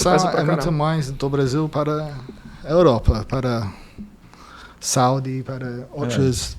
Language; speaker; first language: Portuguese; non-native, fluent; English